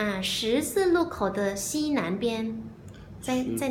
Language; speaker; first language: Chinese; non-native, learner; Thai